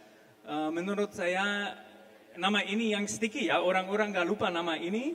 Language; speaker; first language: Indonesian; non-native, fluent; German